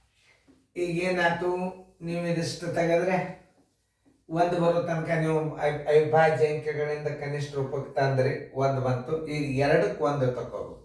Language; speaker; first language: Kannada; native; Kannada